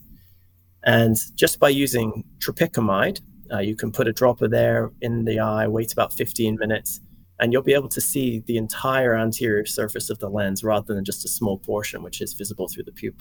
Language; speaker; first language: English; native; English